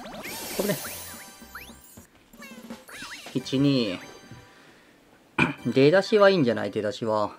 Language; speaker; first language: Japanese; native; Japanese